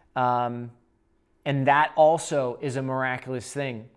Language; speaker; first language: English; native; English